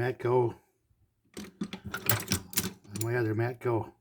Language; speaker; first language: English; native; English